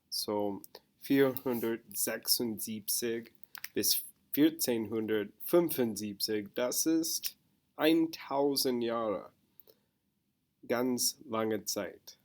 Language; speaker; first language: German; non-native, learner; English